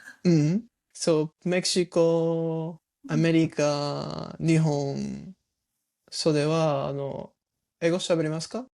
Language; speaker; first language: Japanese; non-native, learner; English